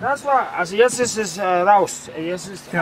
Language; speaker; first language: German; non-native, learner; Danish